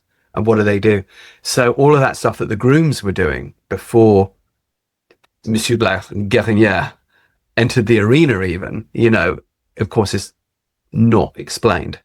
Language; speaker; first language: English; native; English